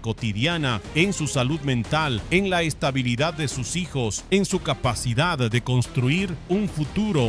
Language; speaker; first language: Spanish; native; Spanish